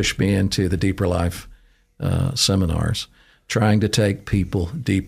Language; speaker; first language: English; native; English